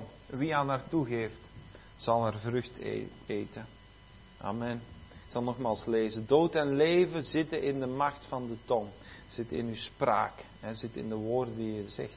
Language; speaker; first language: Dutch; native; Dutch